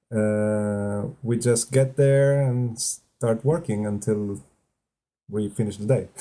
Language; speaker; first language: English; non-native, fluent; Italian